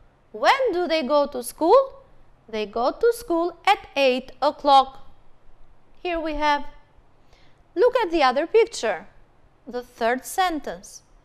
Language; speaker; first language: English; non-native, fluent; Albanian